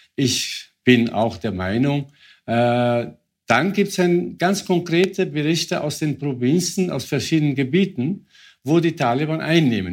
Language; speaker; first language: German; non-native, fluent; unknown